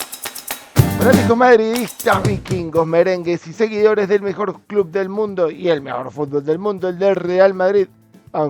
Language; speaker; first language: Spanish; native; Spanish